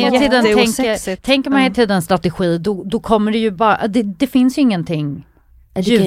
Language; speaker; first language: Swedish; native; Swedish